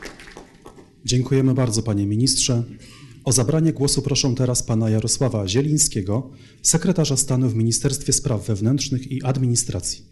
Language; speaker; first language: Polish; native; Polish